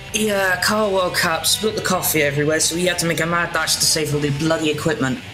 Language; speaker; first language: English; native; English